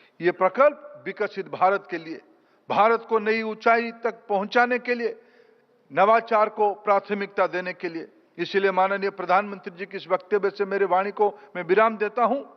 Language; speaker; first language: Hindi; non-native, local second language; Odia